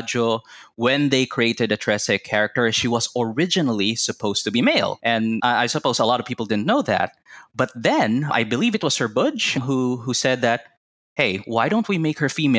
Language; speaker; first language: English; non-native, local second language; Cebuano